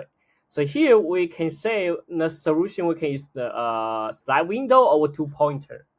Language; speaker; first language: English; non-native, fluent; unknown